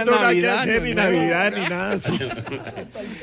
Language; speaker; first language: Spanish; native; Spanish